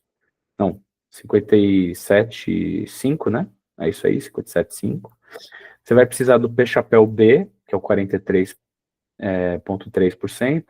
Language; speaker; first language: Portuguese; native; Portuguese